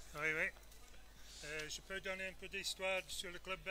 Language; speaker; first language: French; non-native, fluent; English